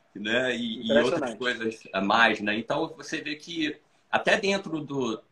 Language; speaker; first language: Portuguese; native; Portuguese